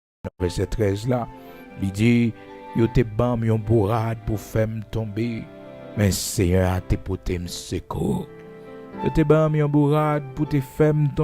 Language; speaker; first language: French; non-native, local second language; Haitian Creole